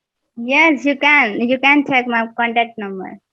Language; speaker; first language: English; non-native, learner; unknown